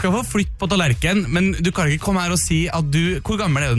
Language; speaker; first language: Norwegian; native; Norwegian